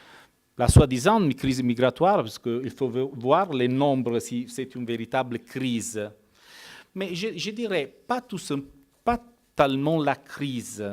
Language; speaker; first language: French; non-native, fluent; Italian